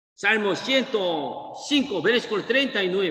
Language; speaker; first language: Spanish; non-native, learner; Korean